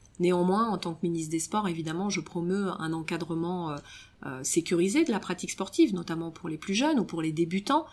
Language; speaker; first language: French; early bilingual, other home language; Romanian